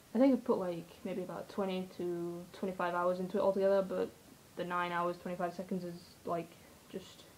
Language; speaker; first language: English; native; English